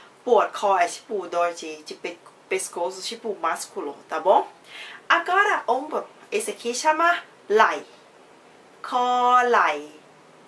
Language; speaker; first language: Portuguese; non-native, fluent; Thai